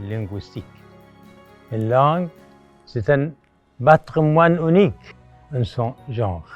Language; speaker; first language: French; non-native, fluent; Arabic